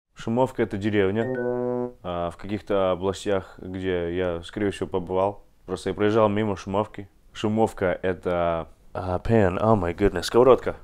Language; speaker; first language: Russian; non-native, fluent; English